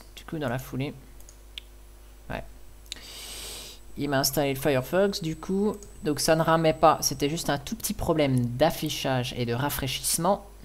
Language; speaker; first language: French; native; French